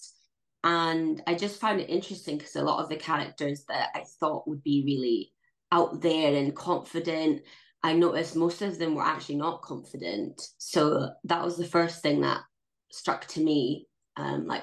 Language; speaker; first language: English; native; English